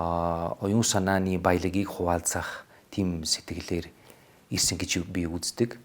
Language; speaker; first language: Mongolian; non-native, fluent; Italian